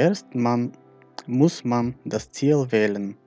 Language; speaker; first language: German; non-native, fluent; Macedonian